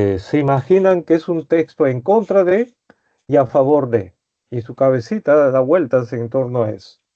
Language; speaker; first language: Spanish; native; Spanish